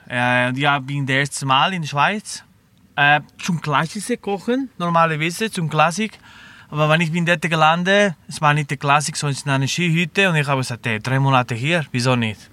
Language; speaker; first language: German; non-native, learner; Spanish